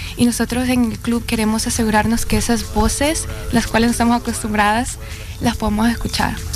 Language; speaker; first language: Spanish; native; Spanish